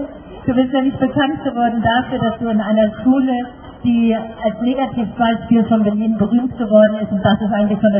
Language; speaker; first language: German; native; German